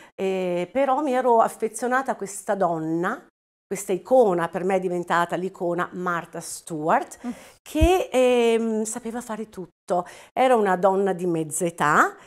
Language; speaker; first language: Italian; native; Italian